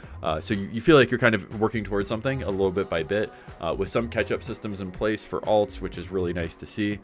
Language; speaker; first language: English; native; English